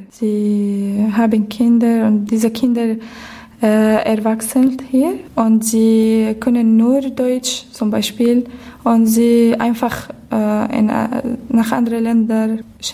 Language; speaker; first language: German; non-native, learner; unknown